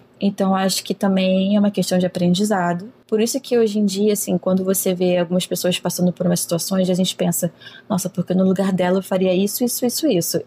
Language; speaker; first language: Portuguese; native; Portuguese